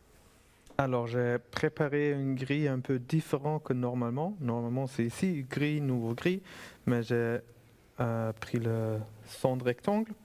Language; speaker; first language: French; non-native, fluent; German